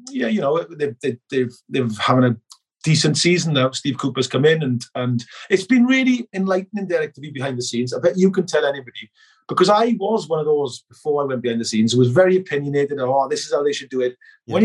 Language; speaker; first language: English; native; English